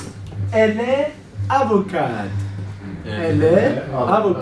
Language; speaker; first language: French; non-native, learner; Kurdish